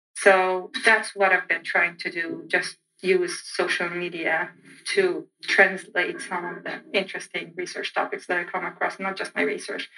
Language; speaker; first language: English; non-native, fluent; Arabic